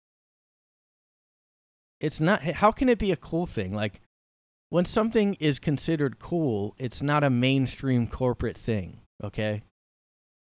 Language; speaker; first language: English; native; English